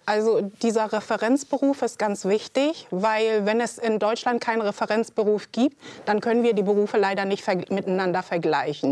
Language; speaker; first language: German; early bilingual, other home language; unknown